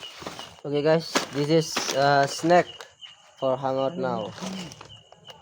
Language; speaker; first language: English; non-native, learner; Indonesian